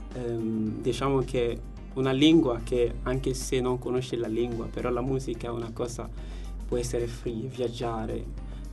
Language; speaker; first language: Italian; non-native, learner; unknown